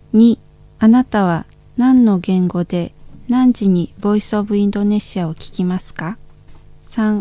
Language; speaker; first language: Japanese; non-native, fluent; Indonesian